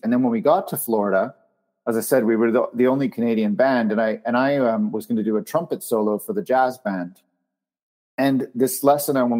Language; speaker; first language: English; native; English